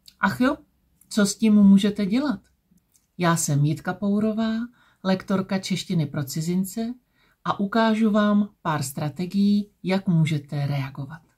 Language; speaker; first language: Czech; native; Czech